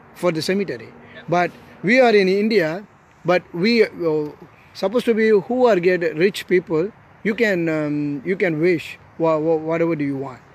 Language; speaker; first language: English; non-native, local second language; Tamil